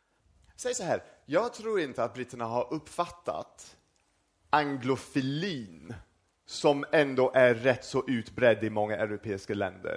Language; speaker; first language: Swedish; non-native, fluent; English